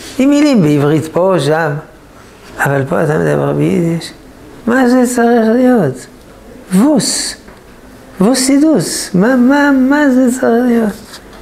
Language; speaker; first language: Hebrew; non-native, fluent; French